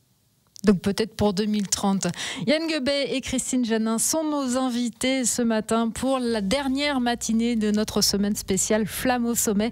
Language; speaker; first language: French; native; French